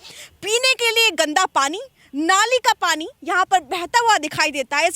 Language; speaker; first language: Hindi; native; Hindi